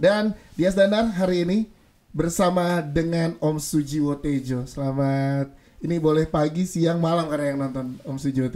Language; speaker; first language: Indonesian; native; Indonesian